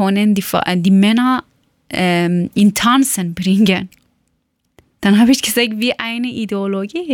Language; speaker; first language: German; non-native, learner; Persian